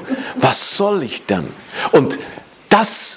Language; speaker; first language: German; non-native, fluent; Dutch